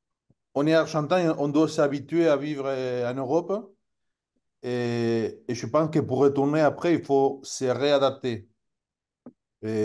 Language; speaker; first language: French; non-native, fluent; Spanish